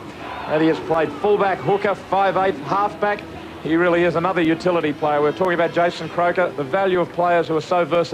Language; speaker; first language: English; native; English